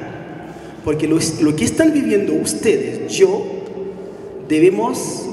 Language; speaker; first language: Spanish; non-native, fluent; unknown